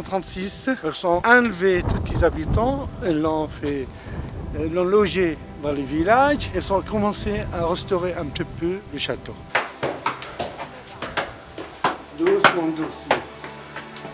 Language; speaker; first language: French; non-native, fluent; Arabic